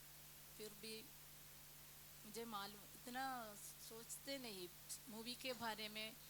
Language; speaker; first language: Hindi; non-native, local second language; Malayalam